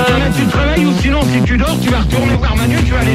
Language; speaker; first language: French; native; French